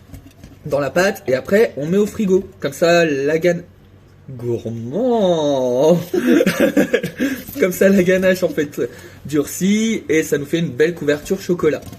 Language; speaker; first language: French; native; French